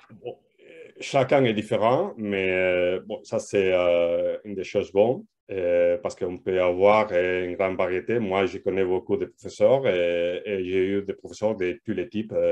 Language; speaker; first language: French; non-native, learner; Spanish